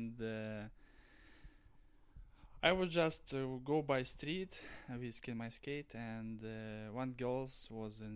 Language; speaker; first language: English; non-native, learner; Russian